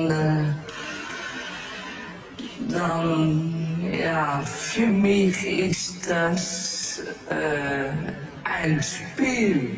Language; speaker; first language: German; non-native, learner; Dutch